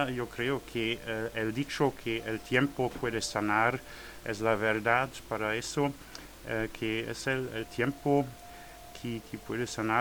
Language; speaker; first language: Spanish; non-native, learner; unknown